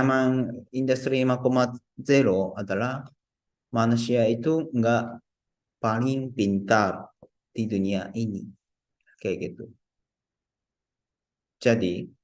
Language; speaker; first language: Indonesian; non-native, fluent; Japanese